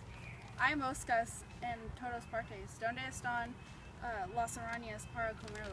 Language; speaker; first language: Spanish; non-native, learner; English